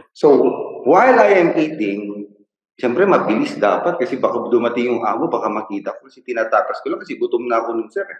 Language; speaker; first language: Filipino; non-native, local second language; Iloko